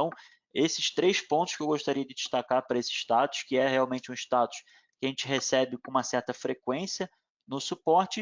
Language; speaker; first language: Portuguese; native; Portuguese